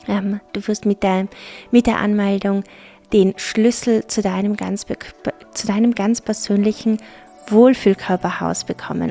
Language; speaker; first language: German; native; German